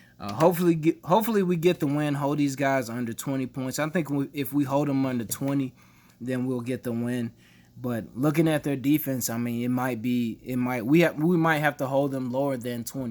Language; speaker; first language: English; native; English